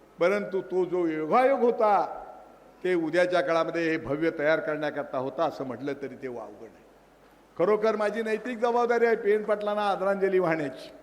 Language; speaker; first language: Marathi; native; Marathi